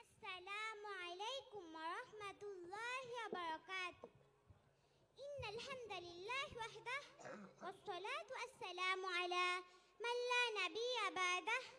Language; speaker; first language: Arabic; non-native, learner; Bangla